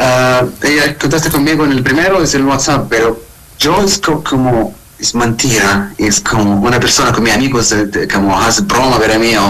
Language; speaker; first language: Spanish; non-native, learner; Arabic